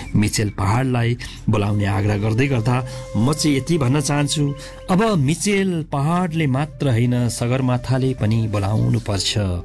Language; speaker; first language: Nepali; native; Nepali